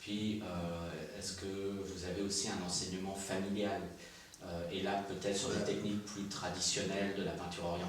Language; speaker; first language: French; native; French